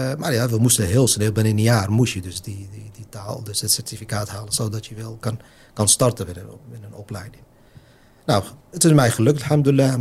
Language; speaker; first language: Dutch; non-native, fluent; Arabic